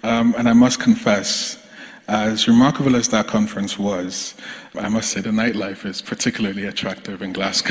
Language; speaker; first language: English; non-native, local second language; Yoruba